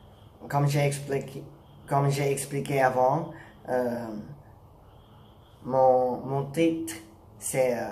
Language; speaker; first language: French; non-native, learner; Thai